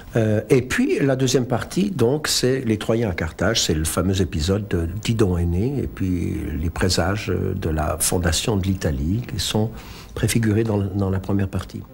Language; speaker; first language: French; native; French